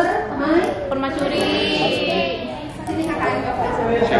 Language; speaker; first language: Indonesian; native; Indonesian